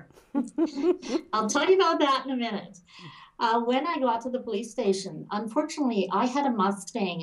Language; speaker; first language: English; native; English